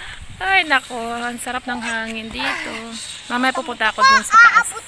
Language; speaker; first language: Filipino; native; Filipino